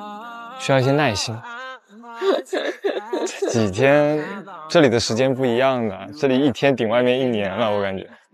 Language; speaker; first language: Chinese; native; Chinese